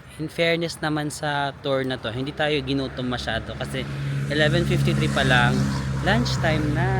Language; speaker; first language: Filipino; non-native, local second language; Waray